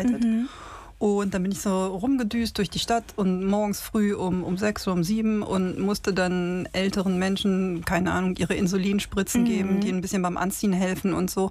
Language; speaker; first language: German; native; German